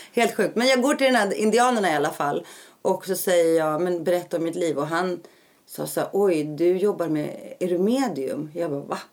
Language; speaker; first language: Swedish; early bilingual, other home language; Greek